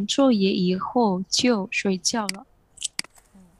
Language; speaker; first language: Chinese; non-native, learner; Indonesian